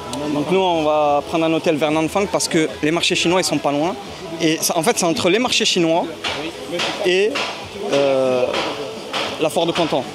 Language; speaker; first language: French; native; French